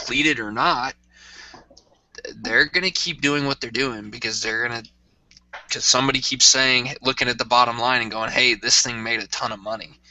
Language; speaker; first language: English; native; English